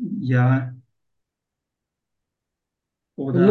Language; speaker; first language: German; non-native, learner; Turkish